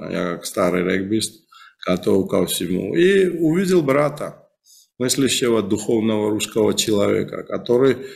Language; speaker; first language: Russian; non-native, local second language; Georgian